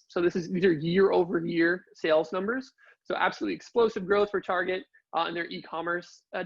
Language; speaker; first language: English; native; English